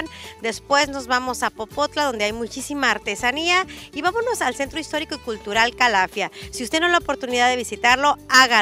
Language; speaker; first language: Spanish; native; Spanish